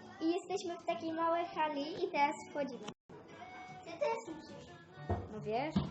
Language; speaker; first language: Polish; early bilingual, heritage; Polish